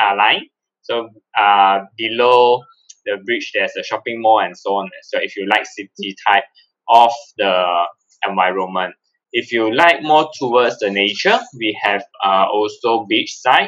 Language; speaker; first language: English; non-native, local second language; Cantonese